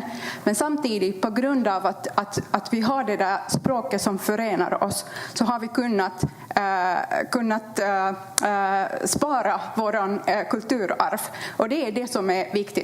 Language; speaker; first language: Swedish; non-native, fluent; Kurdish